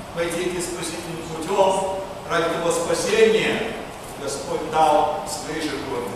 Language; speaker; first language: Russian; early bilingual, heritage; Russian